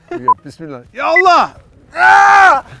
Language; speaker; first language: Turkish; non-native, learner; English